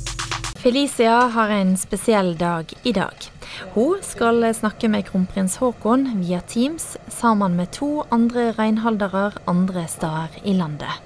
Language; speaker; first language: Norwegian; native; Norwegian